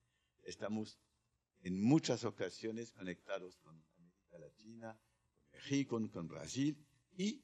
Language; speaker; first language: Spanish; non-native, learner; French